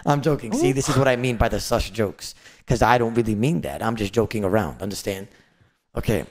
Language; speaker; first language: English; native; English